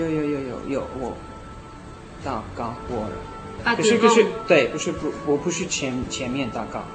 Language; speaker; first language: Chinese; non-native, learner; French